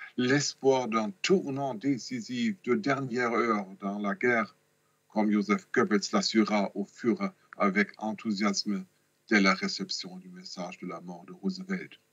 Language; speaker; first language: French; non-native, fluent; German